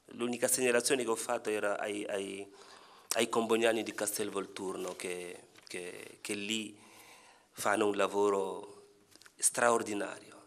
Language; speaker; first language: Italian; non-native, fluent; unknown